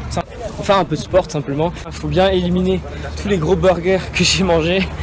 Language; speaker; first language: French; native; French